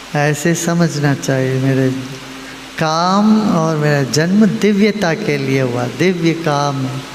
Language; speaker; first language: Hindi; non-native, local second language; Malayalam